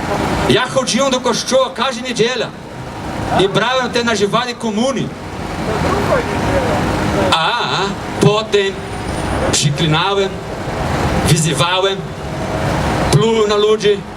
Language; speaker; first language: Polish; non-native, fluent; Portuguese